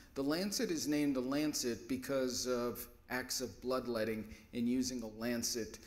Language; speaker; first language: English; native; English